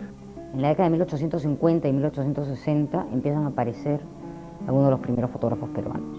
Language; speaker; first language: Spanish; native; Spanish